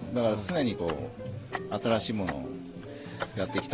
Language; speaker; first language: Japanese; native; Japanese